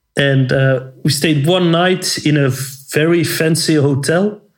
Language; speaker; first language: English; non-native, fluent; Dutch